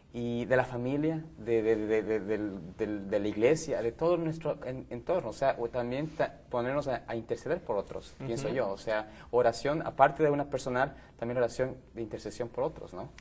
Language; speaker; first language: Spanish; native; Spanish